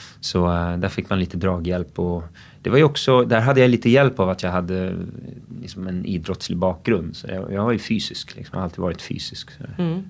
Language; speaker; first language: Swedish; early bilingual, other home language; English